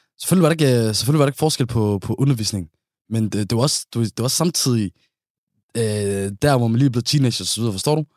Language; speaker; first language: Danish; early bilingual, other home language; Somali